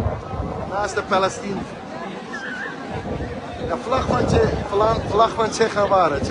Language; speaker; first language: Dutch; non-native, fluent; Azerbaijani